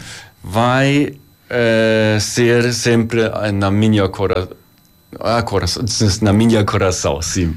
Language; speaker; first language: Portuguese; non-native, learner; German